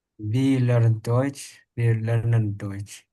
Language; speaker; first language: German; non-native, learner; Indonesian